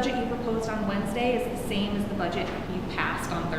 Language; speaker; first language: English; native; English